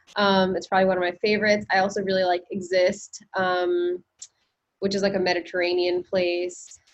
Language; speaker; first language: English; native; English